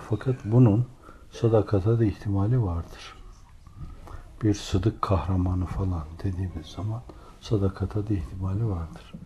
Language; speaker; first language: Turkish; native; Turkish